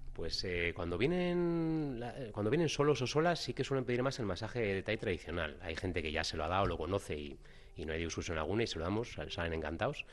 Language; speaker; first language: Spanish; native; Spanish